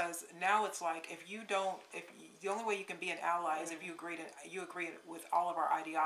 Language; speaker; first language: English; native; English